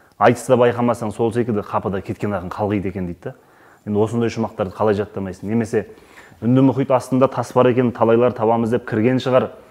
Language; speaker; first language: Kazakh; native; Kazakh